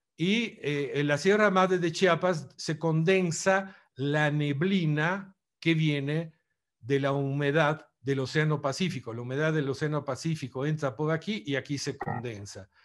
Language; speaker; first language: Spanish; non-native, fluent; Italian